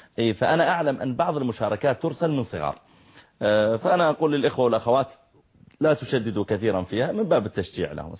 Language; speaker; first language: Arabic; native; Arabic